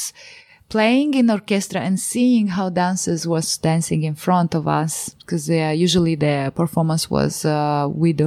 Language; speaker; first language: English; non-native, fluent; Romanian